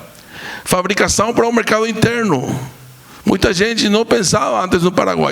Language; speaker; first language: Portuguese; non-native, fluent; Spanish